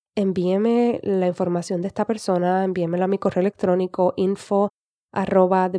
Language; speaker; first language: Spanish; native; Spanish